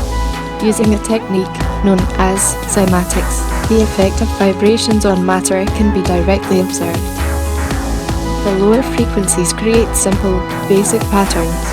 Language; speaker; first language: English; native; English